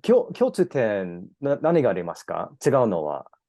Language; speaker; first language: Japanese; non-native, learner; English